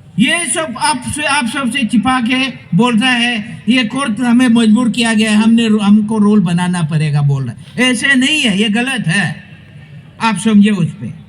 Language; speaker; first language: Hindi; non-native, local second language; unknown